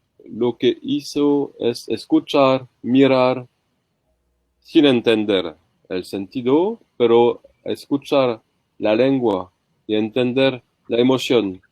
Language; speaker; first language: Spanish; non-native, learner; French